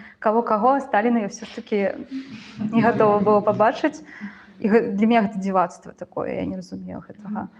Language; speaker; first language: Belarusian; non-native, local second language; Russian